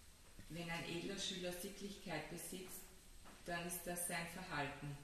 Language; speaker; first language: German; native; German